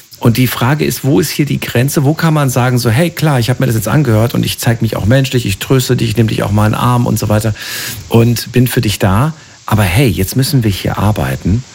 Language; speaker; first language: German; native; German